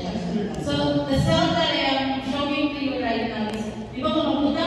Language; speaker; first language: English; non-native, local second language; Cebuano